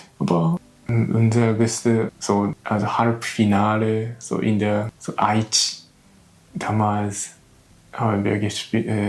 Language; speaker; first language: German; non-native, learner; Japanese